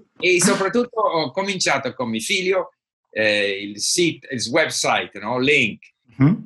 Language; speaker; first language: Italian; non-native, learner; English